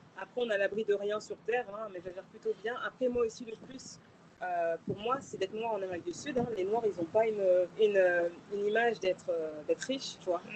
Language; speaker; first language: French; native; French